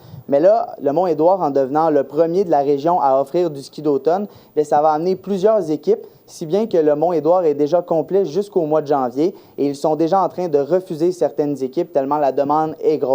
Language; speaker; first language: French; native; French